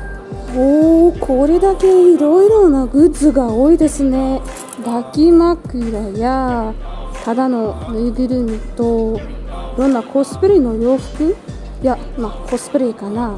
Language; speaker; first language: Japanese; non-native, fluent; Russian